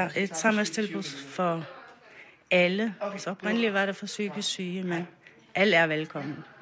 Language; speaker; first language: Danish; non-native, local second language; Faroese